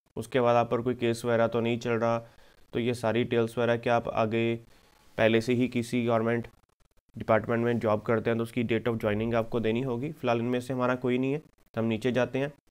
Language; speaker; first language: Hindi; non-native, local second language; Punjabi